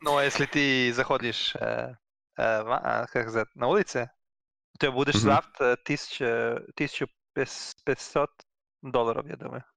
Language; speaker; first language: Russian; non-native, learner; Serbian